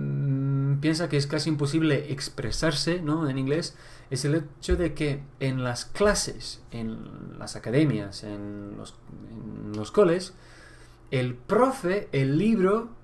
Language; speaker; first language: Spanish; non-native, fluent; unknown